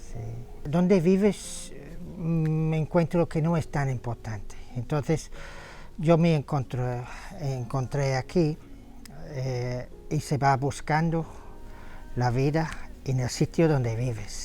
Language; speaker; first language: Spanish; non-native, fluent; English